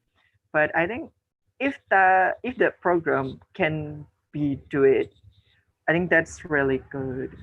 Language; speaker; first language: English; non-native, learner; Indonesian